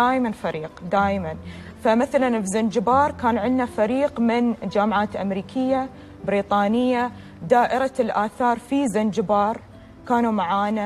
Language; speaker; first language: Arabic; native; Arabic